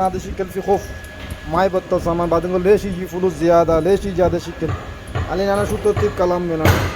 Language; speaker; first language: Arabic; non-native, learner; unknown